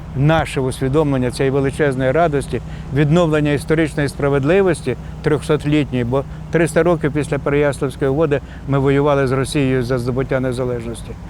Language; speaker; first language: Ukrainian; native; Ukrainian